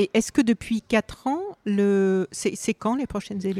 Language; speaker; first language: French; native; French